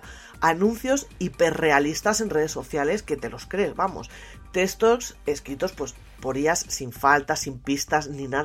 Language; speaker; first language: Spanish; native; Spanish